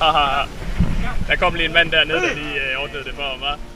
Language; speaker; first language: Danish; native; Danish